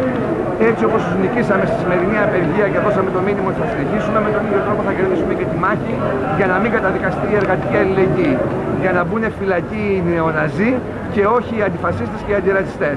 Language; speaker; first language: Greek; native; Greek